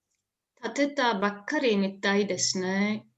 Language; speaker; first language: Japanese; non-native, learner; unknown